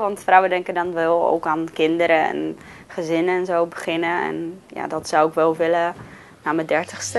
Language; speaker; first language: Dutch; non-native, fluent; Polish